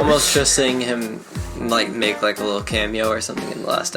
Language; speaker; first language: English; native; English